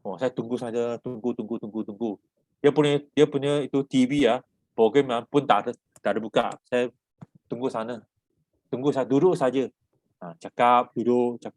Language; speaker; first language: Malay; non-native, local second language; Chinese